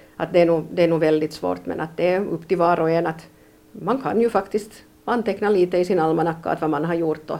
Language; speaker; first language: Swedish; native; Swedish